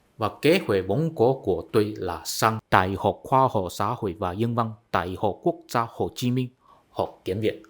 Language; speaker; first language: Vietnamese; non-native, fluent; Chinese